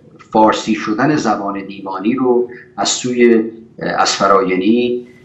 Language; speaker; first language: Persian; native; Persian